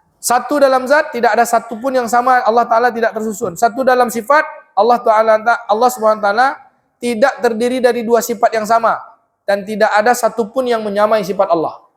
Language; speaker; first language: Malay; native; Malay